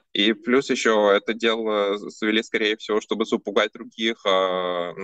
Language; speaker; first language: Russian; early bilingual, other home language; Armenian